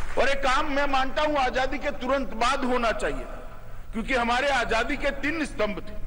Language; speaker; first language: Hindi; non-native, local second language; Gujarati